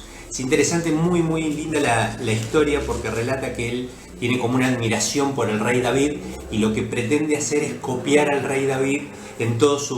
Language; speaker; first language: Spanish; native; Spanish